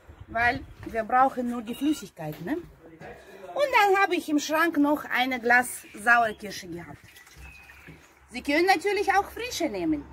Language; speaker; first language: German; non-native, fluent; Russian